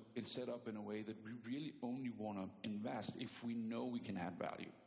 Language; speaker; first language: English; non-native, fluent; Danish